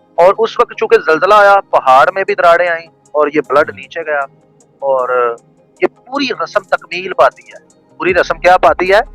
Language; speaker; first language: Urdu; non-native, local second language; Punjabi